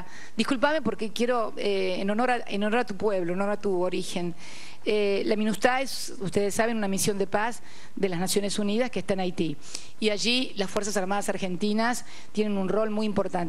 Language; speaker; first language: Spanish; native; Spanish